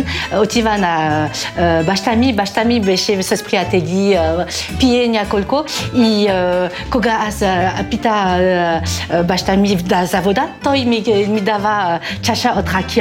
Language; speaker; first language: Bulgarian; non-native, learner; French